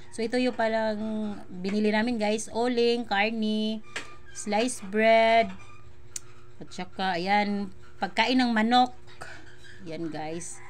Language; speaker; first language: Filipino; non-native, local second language; Cebuano